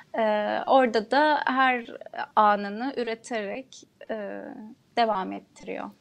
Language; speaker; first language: Turkish; non-native, local second language; Kurdish